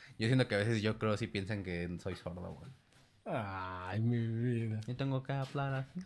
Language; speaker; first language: Spanish; native; Spanish